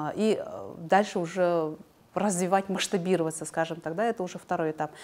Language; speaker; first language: Russian; non-native, local second language; Kazakh